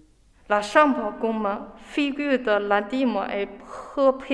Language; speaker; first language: French; non-native, learner; Chinese